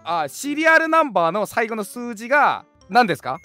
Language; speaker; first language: Japanese; non-native, fluent; Korean